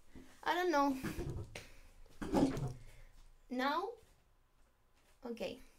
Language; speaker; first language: English; non-native, learner; Spanish